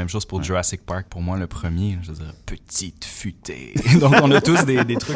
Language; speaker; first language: French; native; French